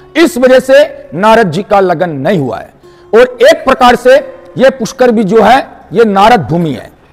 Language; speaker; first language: Hindi; non-native, local second language; Marathi